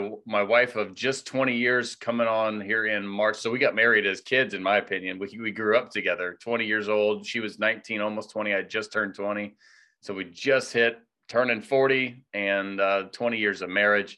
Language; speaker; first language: English; native; English